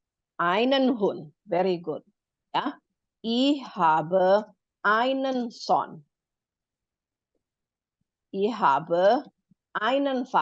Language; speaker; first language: German; non-native, fluent; Indonesian